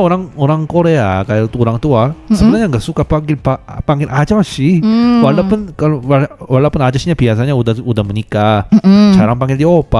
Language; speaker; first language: Indonesian; non-native, fluent; Korean